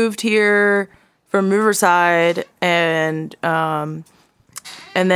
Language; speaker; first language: English; native; English